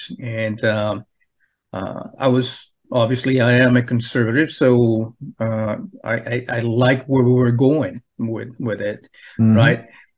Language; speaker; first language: English; non-native, fluent; Spanish